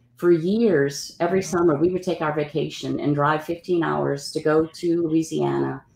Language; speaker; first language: English; native; English